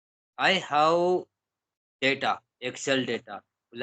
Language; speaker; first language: English; non-native, learner; Hindi